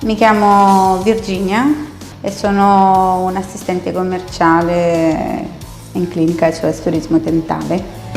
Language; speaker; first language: Italian; non-native, fluent; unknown